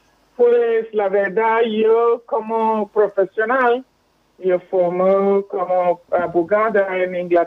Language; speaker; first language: Spanish; non-native, fluent; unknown